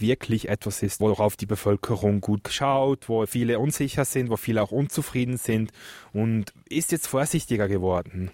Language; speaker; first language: German; native; German